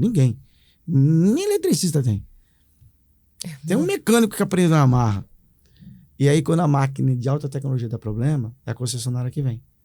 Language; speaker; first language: Portuguese; native; Portuguese